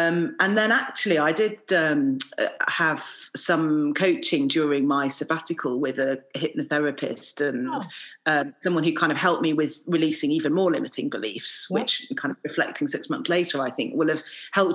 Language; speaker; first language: English; native; English